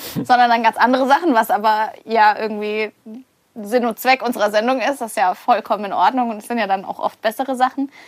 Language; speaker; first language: German; native; German